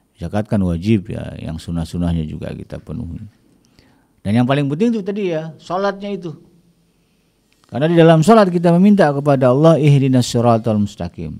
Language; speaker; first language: Indonesian; native; Indonesian